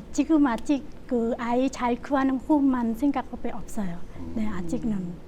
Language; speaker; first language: Korean; non-native, learner; Khmer